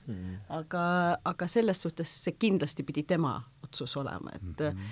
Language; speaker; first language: Estonian; early bilingual, heritage; Estonian